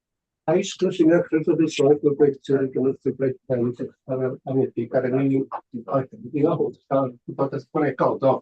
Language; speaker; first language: Welsh; native; Welsh